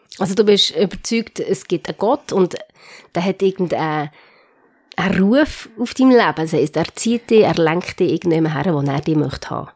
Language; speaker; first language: German; native; German